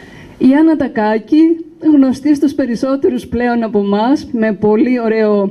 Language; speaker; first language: Greek; native; Greek